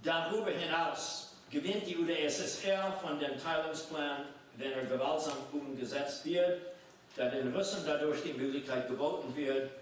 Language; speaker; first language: German; non-native, fluent; English